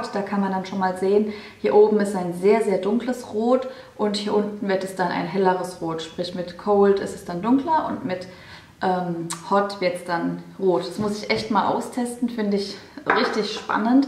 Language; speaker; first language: German; native; German